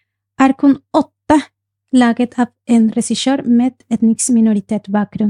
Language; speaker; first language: Norwegian; non-native, fluent; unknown